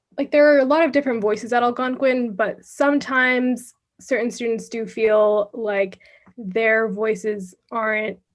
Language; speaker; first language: English; native; English